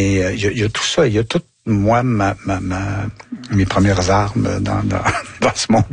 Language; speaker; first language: French; native; French